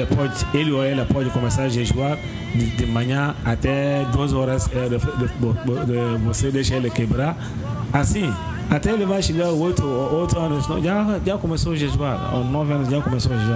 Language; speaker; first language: Portuguese; non-native, learner; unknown